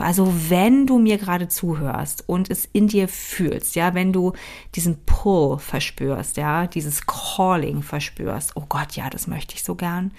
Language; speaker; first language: German; native; German